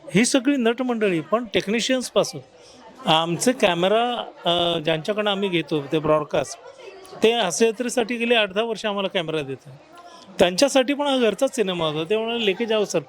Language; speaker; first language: Marathi; native; Marathi